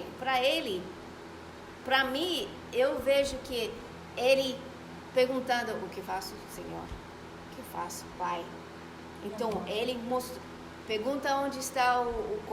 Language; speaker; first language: Portuguese; non-native, fluent; Spanish